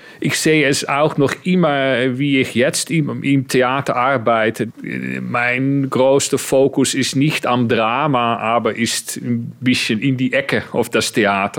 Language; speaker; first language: German; non-native, fluent; Dutch